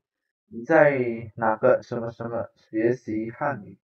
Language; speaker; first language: Chinese; non-native, fluent; Indonesian